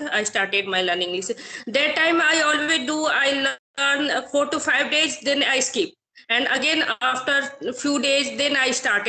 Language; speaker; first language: English; non-native, learner; Hindi